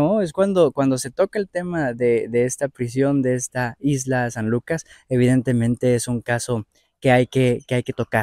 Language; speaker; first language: Spanish; native; Spanish